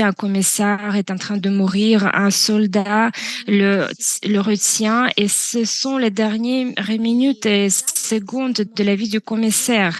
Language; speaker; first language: French; non-native, fluent; Russian